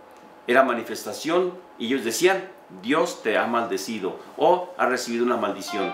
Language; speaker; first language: Spanish; native; Spanish